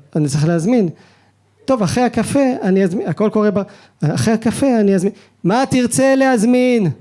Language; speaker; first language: Hebrew; early bilingual, other home language; French